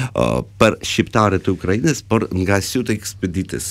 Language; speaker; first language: Albanian; non-native, fluent; Russian